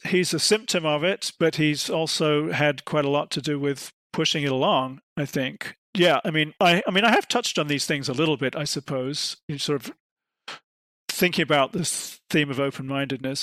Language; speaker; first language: English; native; English